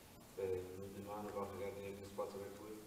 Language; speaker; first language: French; non-native, learner; Portuguese